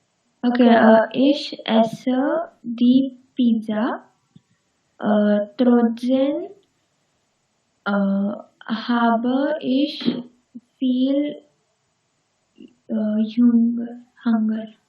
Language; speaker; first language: German; non-native, learner; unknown